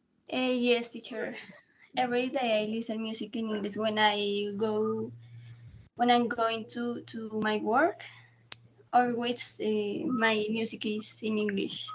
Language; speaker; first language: English; non-native, learner; Spanish